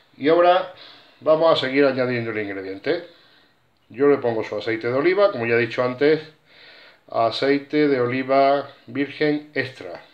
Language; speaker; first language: Spanish; native; Spanish